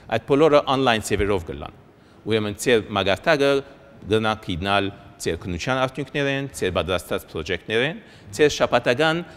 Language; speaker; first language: Armenian; early bilingual, heritage; Armenian